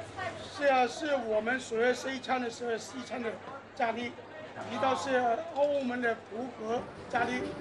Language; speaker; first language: Chinese; non-native, local second language; Cantonese